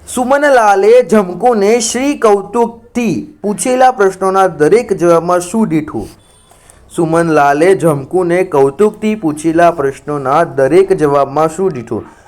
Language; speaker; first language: Gujarati; non-native, local second language; Marathi